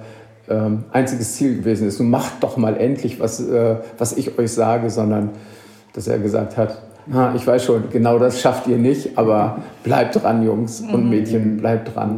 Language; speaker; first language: German; native; German